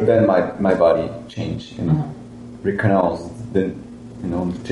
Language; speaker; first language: English; non-native, learner; Spanish